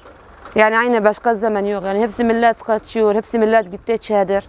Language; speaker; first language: Turkish; non-native, learner; Arabic